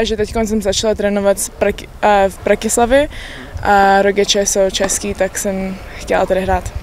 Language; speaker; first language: Czech; early bilingual, heritage; Czech